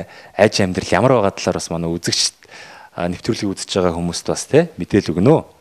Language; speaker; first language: Mongolian; native; Mongolian